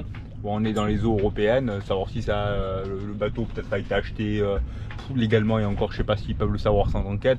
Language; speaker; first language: French; native; French